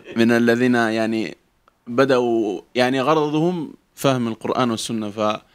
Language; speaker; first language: Arabic; non-native, fluent; Spanish